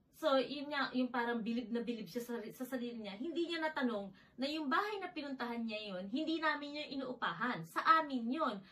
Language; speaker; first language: Filipino; native; Filipino